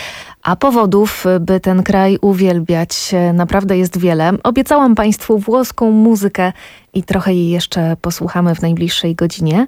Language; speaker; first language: Polish; native; Polish